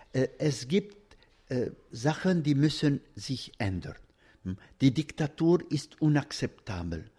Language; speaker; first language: German; non-native, fluent; Arabic